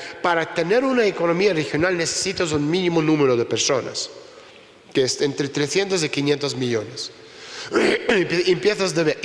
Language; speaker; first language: Spanish; non-native, fluent; Russian